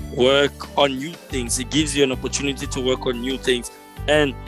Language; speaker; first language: English; non-native, local second language; Tswana